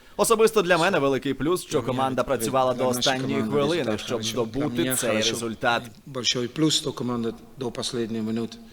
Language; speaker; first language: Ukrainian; non-native, local second language; Russian